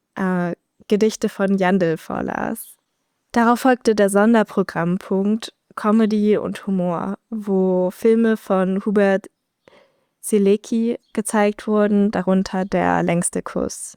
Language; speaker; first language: German; native; German